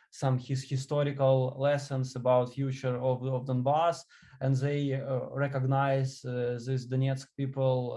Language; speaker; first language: English; non-native, learner; Ukrainian